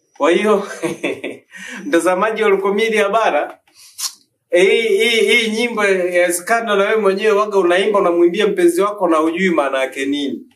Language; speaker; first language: Swahili; native; Swahili